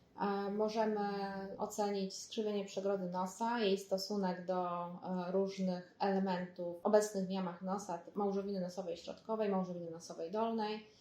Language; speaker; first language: Polish; native; Polish